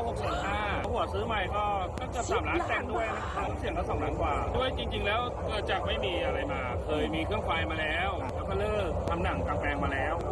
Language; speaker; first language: Thai; native; Thai